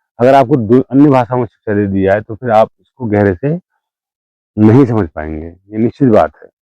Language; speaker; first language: Hindi; native; Hindi